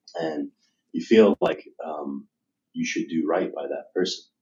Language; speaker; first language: English; native; English